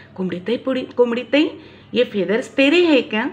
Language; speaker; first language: Hindi; non-native, local second language; Marathi